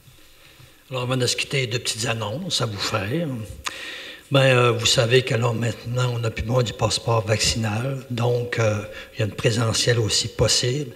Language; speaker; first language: French; native; French